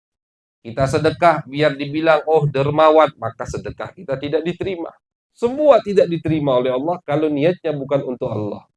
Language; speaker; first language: Indonesian; native; Indonesian